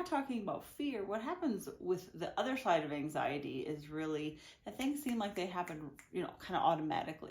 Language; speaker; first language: English; native; English